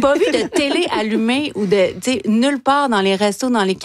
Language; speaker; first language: French; native; French